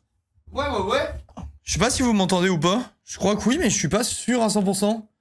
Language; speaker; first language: French; native; French